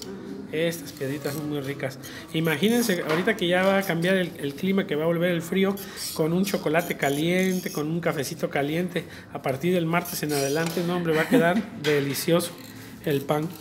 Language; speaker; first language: Spanish; native; Spanish